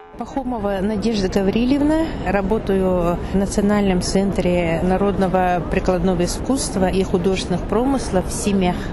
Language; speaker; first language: Russian; non-native, local second language; Yakut